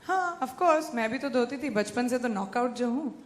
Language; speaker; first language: Hindi; native; Hindi